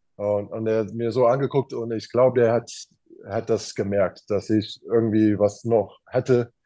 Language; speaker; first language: German; non-native, fluent; English